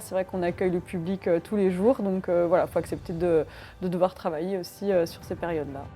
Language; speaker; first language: French; native; French